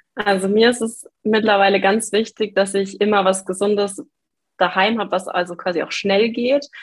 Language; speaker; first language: German; native; German